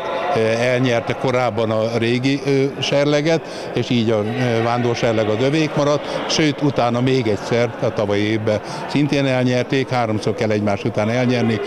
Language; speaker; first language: Hungarian; native; Hungarian